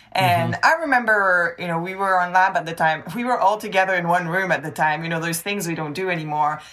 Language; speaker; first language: English; non-native, fluent; French